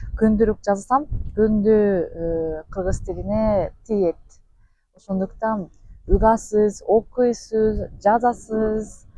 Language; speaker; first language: Kyrgyz; non-native, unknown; Japanese